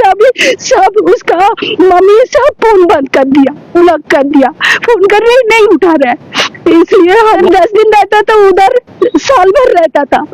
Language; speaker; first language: Hindi; non-native, local second language; Bangla